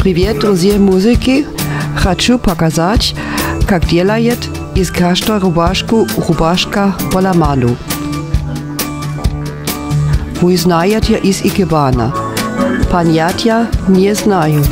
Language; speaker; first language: Russian; non-native, learner; German